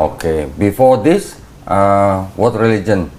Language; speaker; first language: English; non-native, fluent; Indonesian